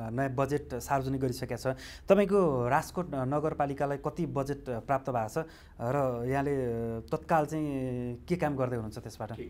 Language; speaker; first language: Nepali; native; Nepali